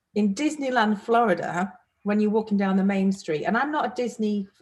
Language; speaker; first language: English; native; English